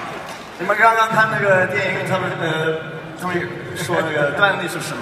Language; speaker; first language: Chinese; non-native, learner; English